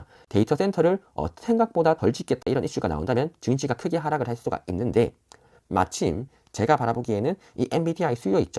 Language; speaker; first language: Korean; native; Korean